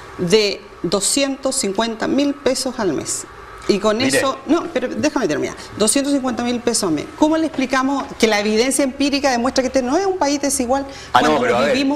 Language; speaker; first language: Spanish; native; Spanish